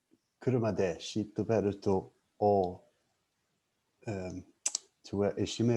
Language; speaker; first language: Japanese; non-native, learner; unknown